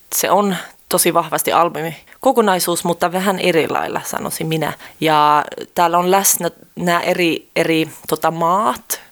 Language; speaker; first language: Finnish; early bilingual, heritage; Finnish